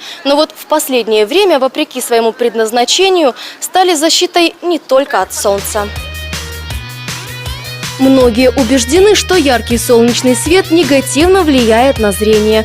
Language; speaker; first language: Russian; native; Russian